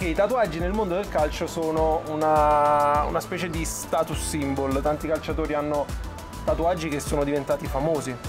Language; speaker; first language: Italian; native; Italian